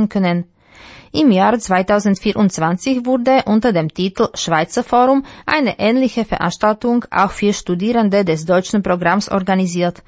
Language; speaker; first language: German; non-native, fluent; Slovak